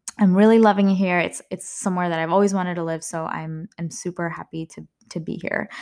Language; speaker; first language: English; early bilingual, other home language; Malayalam